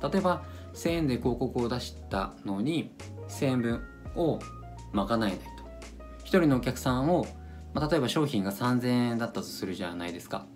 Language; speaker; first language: Japanese; native; Japanese